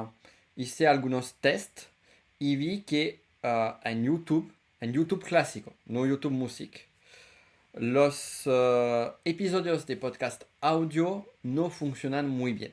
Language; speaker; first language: Spanish; non-native, fluent; French